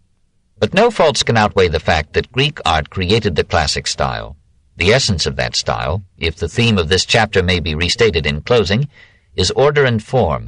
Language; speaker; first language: English; native; English